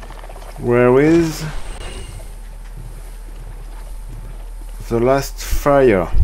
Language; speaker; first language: English; non-native, learner; French